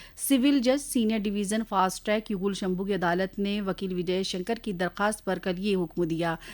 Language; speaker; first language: Urdu; native; Urdu